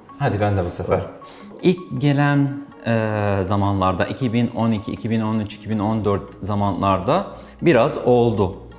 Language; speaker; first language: Turkish; non-native, fluent; Arabic